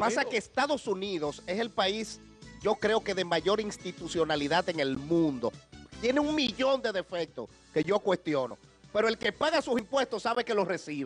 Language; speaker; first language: Spanish; native; Spanish